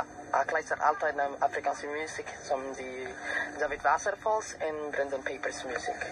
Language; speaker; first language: Dutch; non-native, learner; Filipino